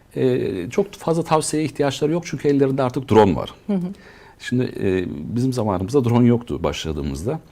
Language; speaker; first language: Turkish; native; Turkish